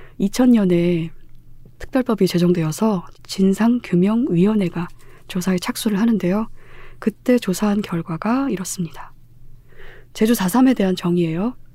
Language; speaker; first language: Korean; native; Korean